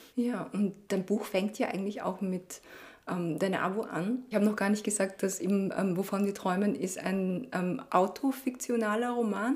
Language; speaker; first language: German; early bilingual, other home language; Chinese